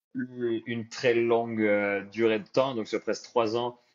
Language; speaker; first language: French; native; French